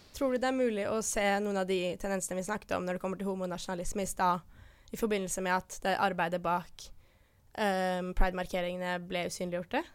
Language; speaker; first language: Norwegian; native; Norwegian